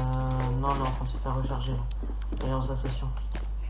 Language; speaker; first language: French; native; French